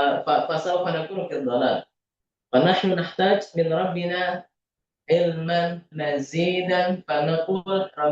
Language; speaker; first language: Arabic; non-native, fluent; Indonesian